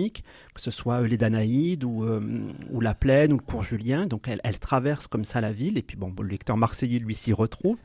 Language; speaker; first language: French; native; French